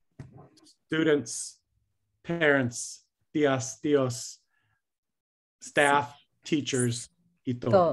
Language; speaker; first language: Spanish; non-native, learner; English